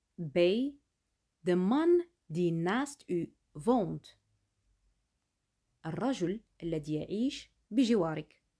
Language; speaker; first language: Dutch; non-native, fluent; Arabic